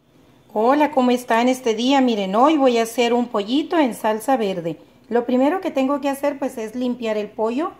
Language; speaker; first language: Spanish; native; Spanish